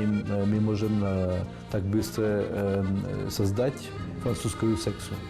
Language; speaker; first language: Russian; non-native, fluent; French